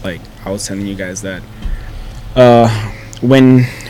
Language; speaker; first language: English; non-native, fluent; Spanish